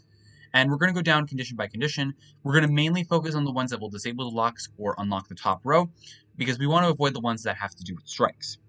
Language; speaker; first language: English; native; English